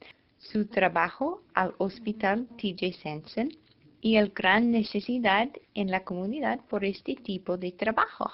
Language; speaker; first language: Spanish; non-native, fluent; English